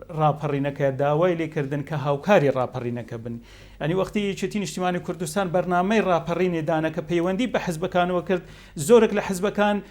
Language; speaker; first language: Central Kurdish; non-native, local second language; Kurdish